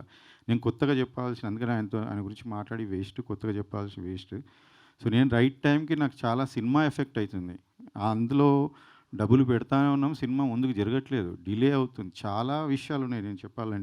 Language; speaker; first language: Telugu; native; Telugu